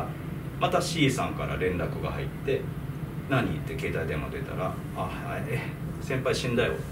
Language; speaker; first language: Japanese; native; Japanese